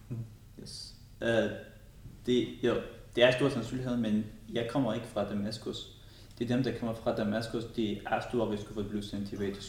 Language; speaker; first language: Danish; non-native, fluent; Arabic